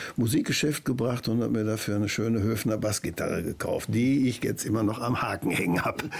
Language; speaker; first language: German; native; German